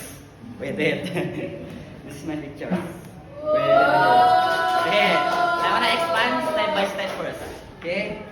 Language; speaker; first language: English; non-native, learner; Indonesian